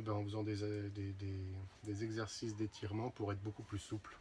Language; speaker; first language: French; native; French